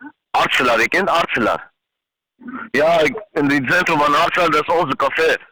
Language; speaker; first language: Dutch; non-native, learner; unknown